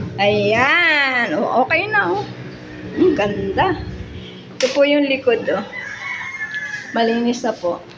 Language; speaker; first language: Filipino; native; Filipino